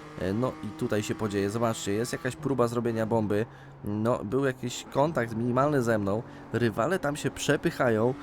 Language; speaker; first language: Polish; native; Polish